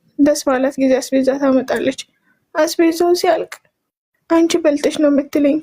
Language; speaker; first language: Amharic; native; Amharic